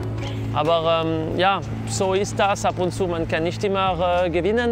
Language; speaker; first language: German; non-native, local second language; French